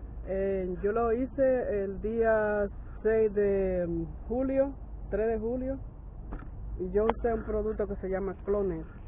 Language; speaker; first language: Spanish; native; Spanish